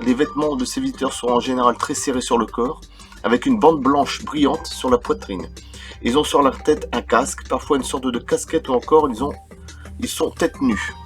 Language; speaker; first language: French; native; French